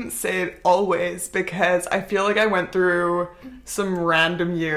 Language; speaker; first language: English; native; English